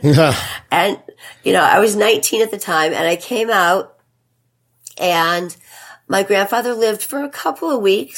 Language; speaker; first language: English; native; English